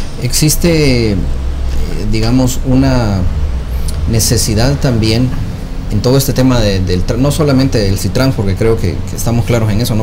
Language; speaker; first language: Spanish; native; Spanish